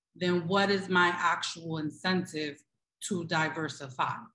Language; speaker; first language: English; native; English